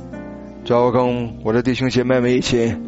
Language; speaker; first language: Chinese; native; Chinese